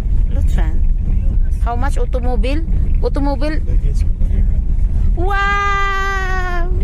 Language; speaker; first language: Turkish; non-native, learner; Filipino